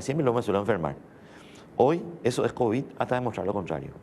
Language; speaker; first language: Spanish; native; Spanish